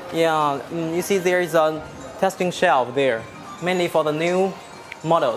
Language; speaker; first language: English; non-native, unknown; Chinese